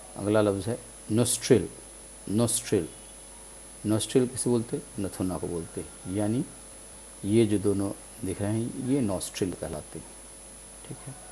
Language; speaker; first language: Urdu; native; Urdu